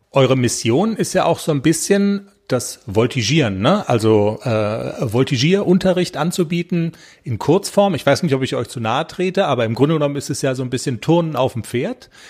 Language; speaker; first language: German; native; German